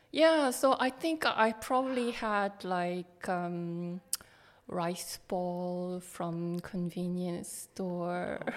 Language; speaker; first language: English; non-native, fluent; Korean